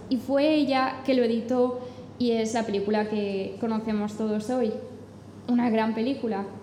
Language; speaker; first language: Spanish; non-native, fluent; English